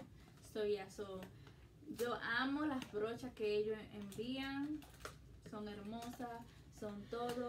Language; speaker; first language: Spanish; early bilingual, heritage; Spanish